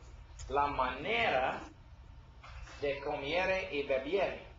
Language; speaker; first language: Spanish; non-native, learner; English